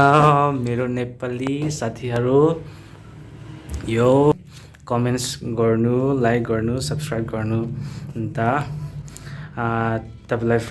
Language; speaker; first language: Nepali; non-native, learner; Karbi